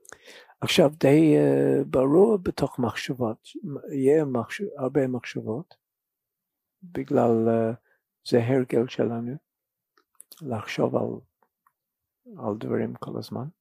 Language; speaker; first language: Hebrew; non-native, fluent; English